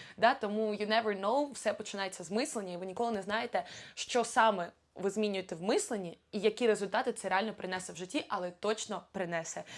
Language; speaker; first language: Ukrainian; non-native, local second language; Russian